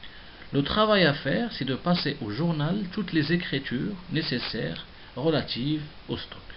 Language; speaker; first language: French; non-native, local second language; Arabic